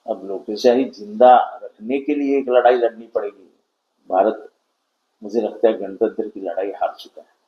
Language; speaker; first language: Hindi; non-native, local second language; Marathi